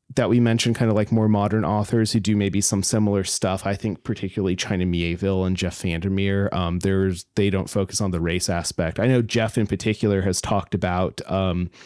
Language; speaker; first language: English; native; English